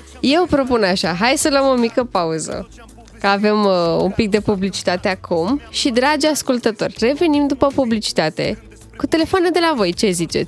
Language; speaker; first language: Romanian; native; Romanian